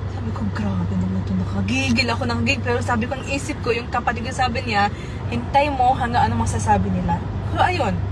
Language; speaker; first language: Filipino; early bilingual, heritage; Arabic